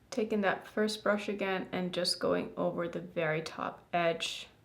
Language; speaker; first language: English; native; English